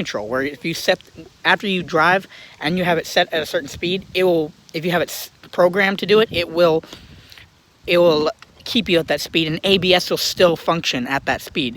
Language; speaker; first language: English; native; English